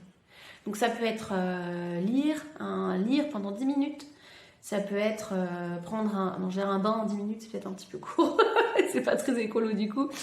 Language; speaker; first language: French; native; French